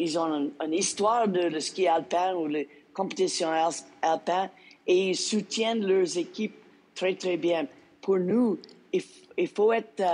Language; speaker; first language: French; non-native, local second language; English